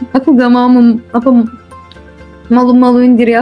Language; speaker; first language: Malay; non-native, fluent; Turkish